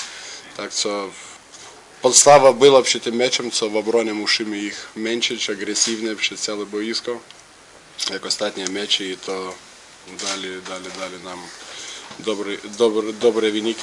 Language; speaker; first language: Polish; non-native, learner; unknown